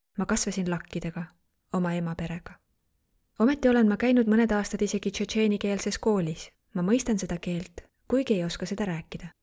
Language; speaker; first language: Estonian; non-native, fluent; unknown